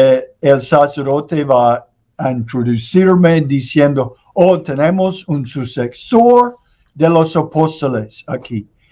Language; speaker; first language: Spanish; non-native, learner; English